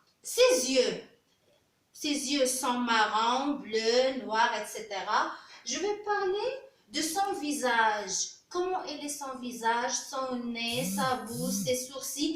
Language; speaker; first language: French; non-native, local second language; Arabic